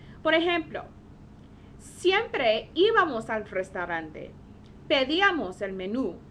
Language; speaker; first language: Spanish; non-native, fluent; English